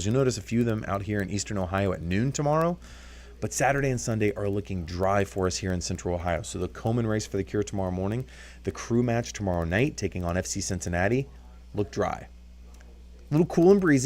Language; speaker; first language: English; native; English